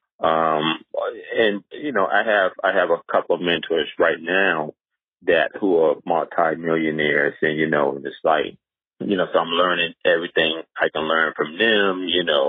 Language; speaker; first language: English; native; English